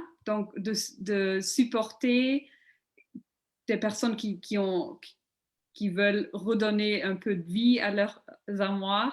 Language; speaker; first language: French; non-native, local second language; German